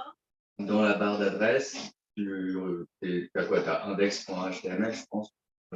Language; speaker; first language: French; native; French